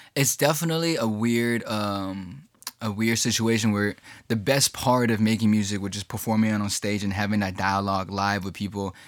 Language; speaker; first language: English; early bilingual, other home language; Chinese